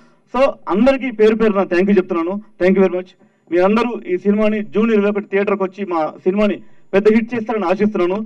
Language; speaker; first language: Telugu; native; Telugu